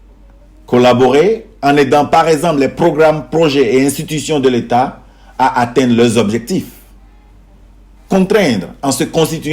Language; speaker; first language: French; native; French